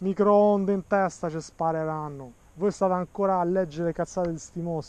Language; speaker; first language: Italian; native; Italian